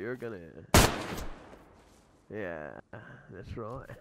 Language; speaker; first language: English; native; English